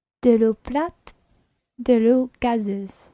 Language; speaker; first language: French; non-native, learner; English